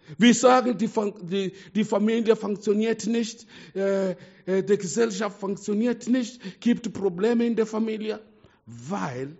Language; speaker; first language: German; non-native, fluent; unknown